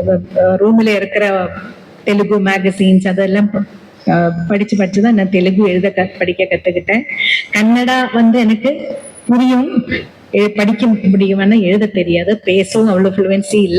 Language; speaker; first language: Tamil; non-native, local second language; Malayalam